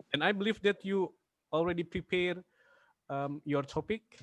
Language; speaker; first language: English; non-native, fluent; Indonesian